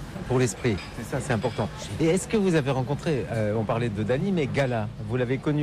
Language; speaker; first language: French; native; French